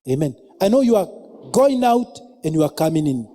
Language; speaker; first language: English; non-native, local second language; Swahili